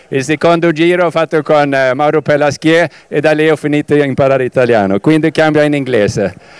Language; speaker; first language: Italian; non-native, learner; Swedish